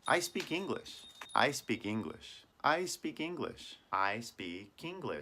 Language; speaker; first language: English; non-native, fluent; Japanese